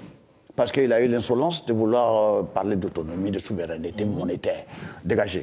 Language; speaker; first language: French; non-native, local second language; Dyula